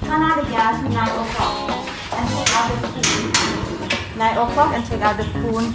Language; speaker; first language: English; non-native, learner; Thai